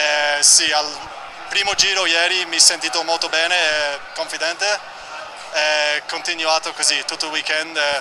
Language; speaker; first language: Italian; non-native, learner; English